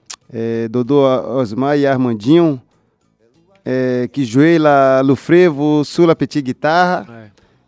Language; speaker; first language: French; non-native, learner; Portuguese